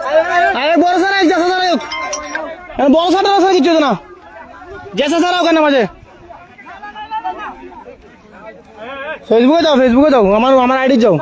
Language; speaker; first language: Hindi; non-native, learner; Bangla